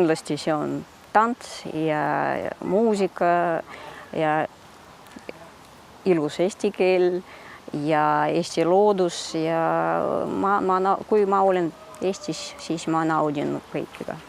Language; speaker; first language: Estonian; early bilingual, heritage; Russian